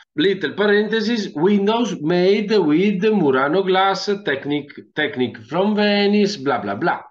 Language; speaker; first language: English; non-native, fluent; Italian